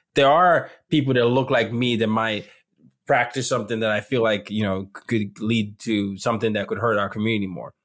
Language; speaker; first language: English; non-native, local second language; Yoruba